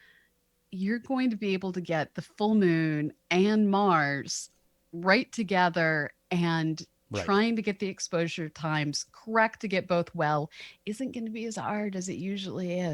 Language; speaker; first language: English; native; English